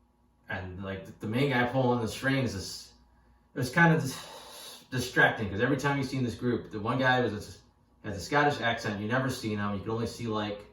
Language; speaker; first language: English; native; English